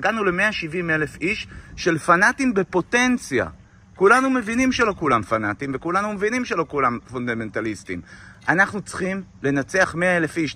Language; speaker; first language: Hebrew; native; Hebrew